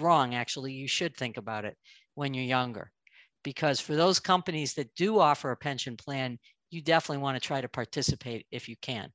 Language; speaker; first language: English; native; English